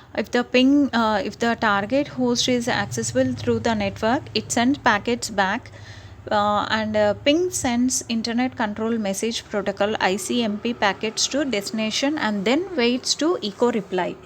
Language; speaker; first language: English; non-native, local second language; Telugu